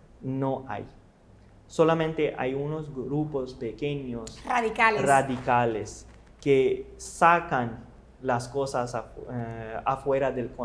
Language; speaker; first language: Spanish; non-native, learner; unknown